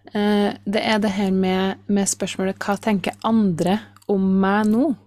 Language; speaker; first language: Norwegian; native; Norwegian